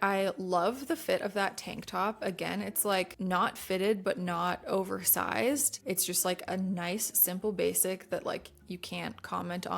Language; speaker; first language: English; native; English